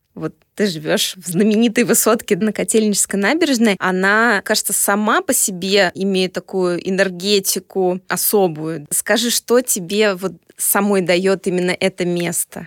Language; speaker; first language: Russian; native; Russian